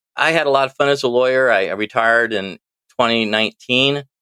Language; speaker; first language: English; native; English